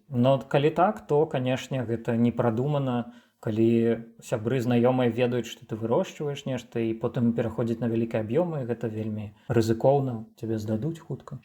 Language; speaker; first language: Belarusian; non-native, local second language; Russian